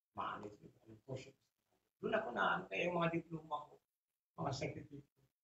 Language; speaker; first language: Filipino; non-native, local second language; Bikol